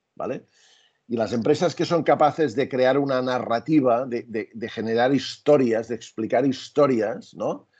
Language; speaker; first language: Spanish; native; Spanish